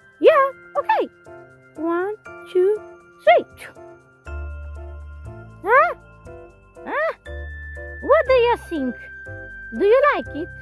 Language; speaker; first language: English; non-native, learner; Italian